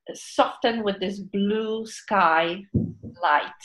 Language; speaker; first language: English; non-native, fluent; Polish